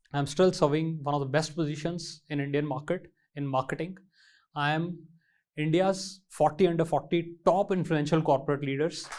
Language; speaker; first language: English; non-native, local second language; Punjabi